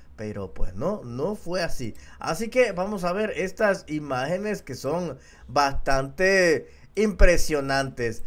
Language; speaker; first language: Spanish; native; Spanish